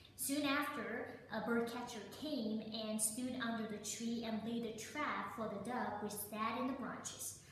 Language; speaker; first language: English; non-native, fluent; Chinese